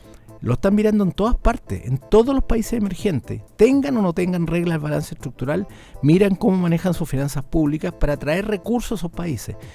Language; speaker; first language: Spanish; native; Spanish